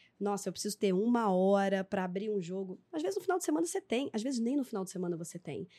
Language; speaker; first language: Portuguese; native; Portuguese